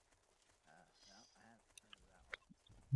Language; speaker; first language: English; native; English